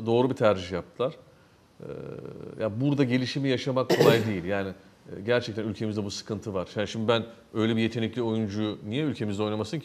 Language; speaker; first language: Turkish; native; Turkish